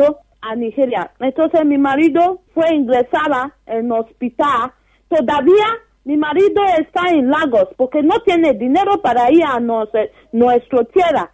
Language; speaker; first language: Spanish; non-native, learner; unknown